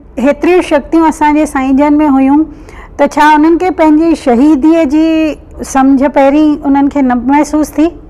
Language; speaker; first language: Sindhi; early bilingual, heritage; Sindhi